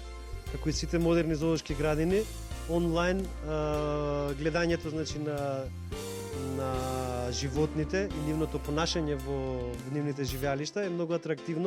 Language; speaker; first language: Macedonian; native; Macedonian